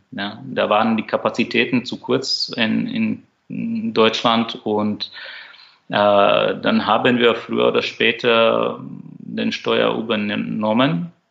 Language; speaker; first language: German; non-native, fluent; Slovak